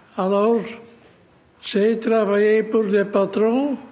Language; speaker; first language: French; native; French